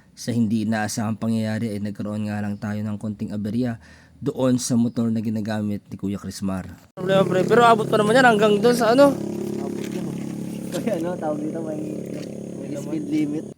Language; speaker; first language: Filipino; native; Filipino